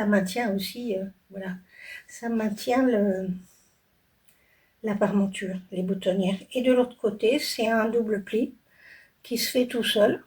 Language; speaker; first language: French; native; French